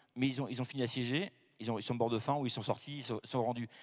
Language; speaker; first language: French; native; French